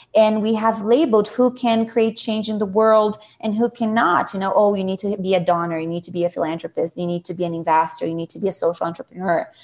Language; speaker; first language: English; non-native, fluent; Portuguese